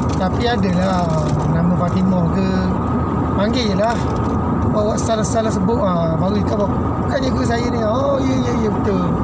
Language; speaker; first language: Malay; native; Malay